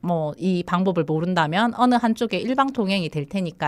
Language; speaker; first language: Korean; native; Korean